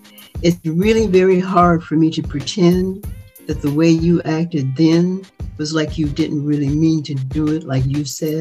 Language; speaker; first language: English; native; English